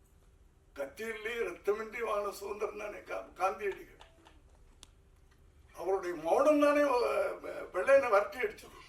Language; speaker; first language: Tamil; native; Tamil